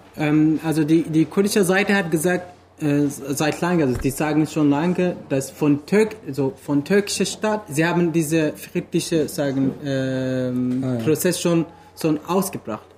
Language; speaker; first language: German; non-native, fluent; Kurdish